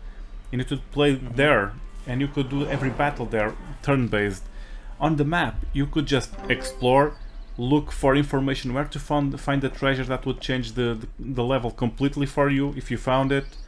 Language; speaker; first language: English; non-native, fluent; Portuguese